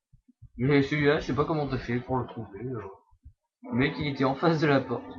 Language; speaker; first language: French; native; French